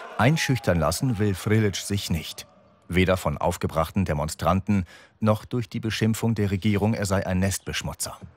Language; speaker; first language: German; native; German